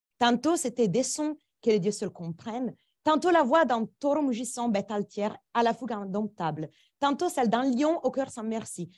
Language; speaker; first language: French; non-native, fluent; Italian